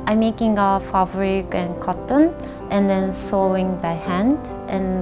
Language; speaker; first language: English; non-native, learner; Japanese